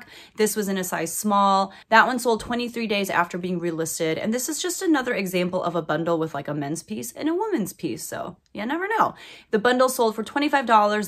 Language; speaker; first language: English; native; English